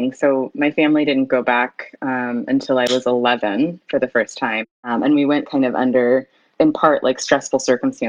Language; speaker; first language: English; native; English